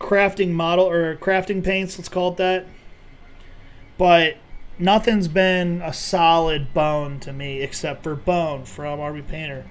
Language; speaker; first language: English; native; English